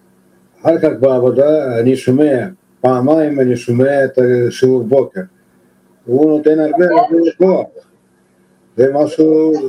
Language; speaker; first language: Hebrew; non-native, fluent; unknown